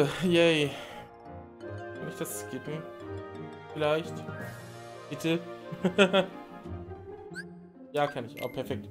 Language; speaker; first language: German; native; German